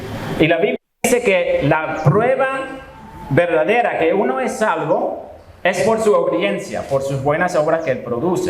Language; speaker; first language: Spanish; non-native, fluent; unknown